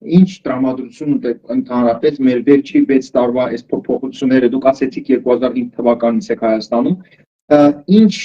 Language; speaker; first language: Armenian; early bilingual, heritage; Armenian